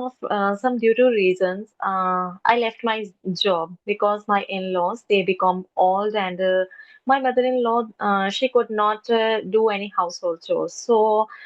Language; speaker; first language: English; non-native, local second language; Hindi